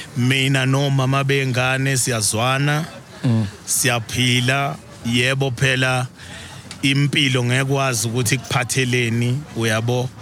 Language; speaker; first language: Zulu; native; Zulu